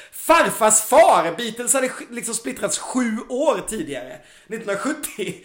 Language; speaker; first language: Swedish; native; Swedish